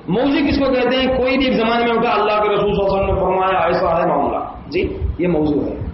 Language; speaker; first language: Urdu; native; Urdu